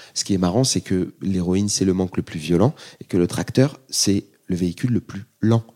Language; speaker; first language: French; native; French